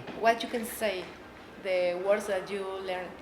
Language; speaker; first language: English; non-native, learner; Spanish